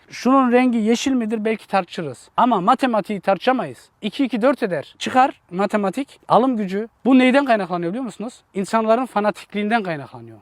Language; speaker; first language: Turkish; early bilingual, heritage; Turkish